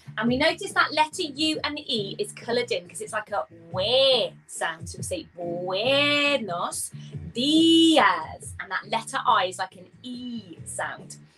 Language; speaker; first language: English; native; English